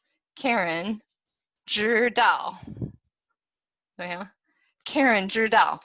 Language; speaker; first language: Chinese; non-native, fluent; English